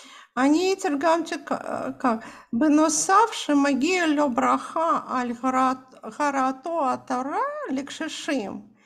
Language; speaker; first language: Hebrew; non-native, fluent; Russian